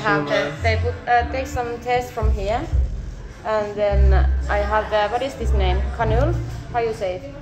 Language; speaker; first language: English; non-native, learner; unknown